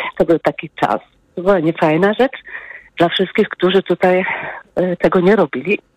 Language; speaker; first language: Polish; native; Polish